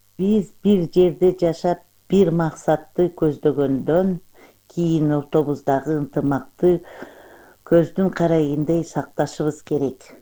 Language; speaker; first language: Kyrgyz; non-native, local second language; Uyghur